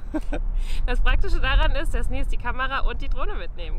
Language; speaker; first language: German; native; German